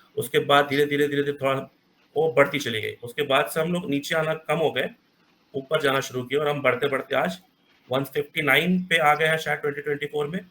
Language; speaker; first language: Hindi; native; Hindi